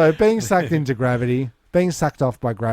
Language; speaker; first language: English; native; English